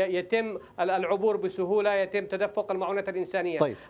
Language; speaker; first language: Arabic; native; Arabic